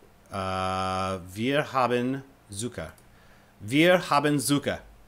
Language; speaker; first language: German; non-native, learner; English